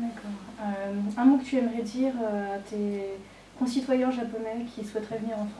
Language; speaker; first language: French; native; French